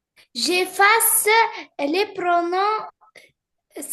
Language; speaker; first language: French; non-native, learner; Arabic